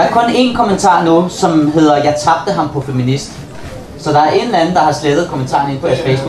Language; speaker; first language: Danish; native; Danish